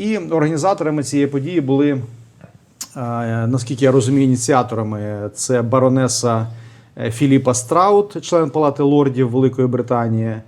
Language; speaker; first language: Ukrainian; native; Ukrainian